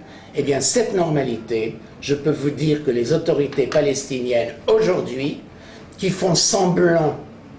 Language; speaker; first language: French; native; French